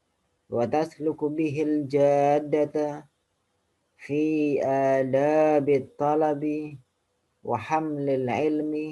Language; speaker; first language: Arabic; non-native, fluent; Indonesian